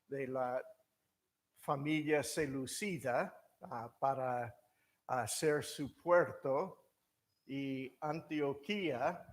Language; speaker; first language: Spanish; non-native, fluent; English